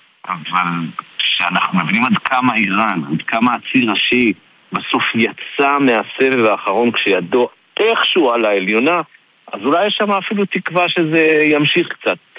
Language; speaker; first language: Hebrew; native; Hebrew